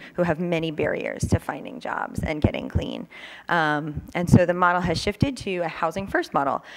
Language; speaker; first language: English; native; English